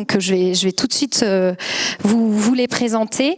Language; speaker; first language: French; native; French